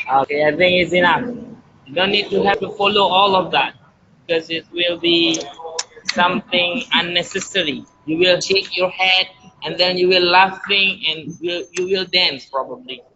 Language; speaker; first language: English; non-native, learner; Indonesian